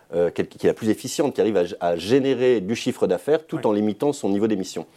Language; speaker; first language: French; native; French